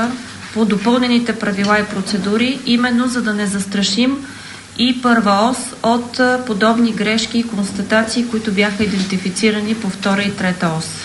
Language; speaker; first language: Bulgarian; native; Bulgarian